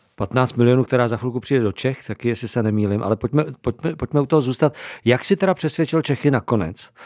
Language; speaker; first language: Czech; native; Czech